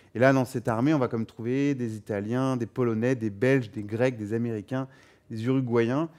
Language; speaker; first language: French; native; French